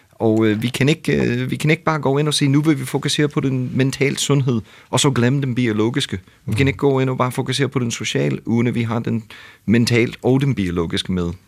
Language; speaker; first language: Danish; non-native, fluent; English